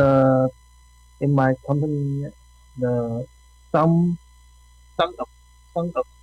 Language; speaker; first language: English; non-native, learner; Chinese